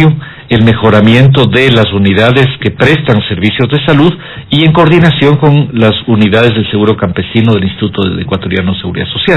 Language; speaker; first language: Spanish; native; Spanish